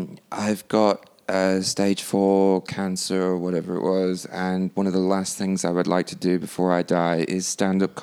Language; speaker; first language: English; native; English